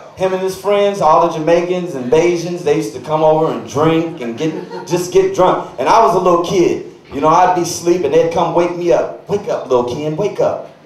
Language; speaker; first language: English; native; English